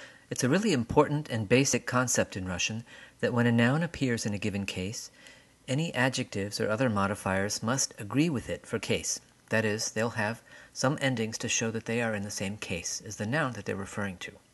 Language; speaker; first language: English; native; English